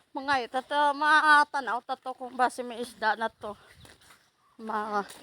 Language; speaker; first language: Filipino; non-native, local second language; Hiligaynon